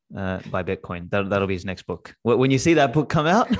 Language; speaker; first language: English; non-native, local second language; Macedonian